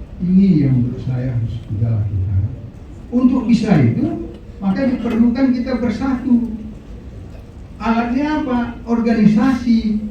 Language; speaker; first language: Indonesian; native; Indonesian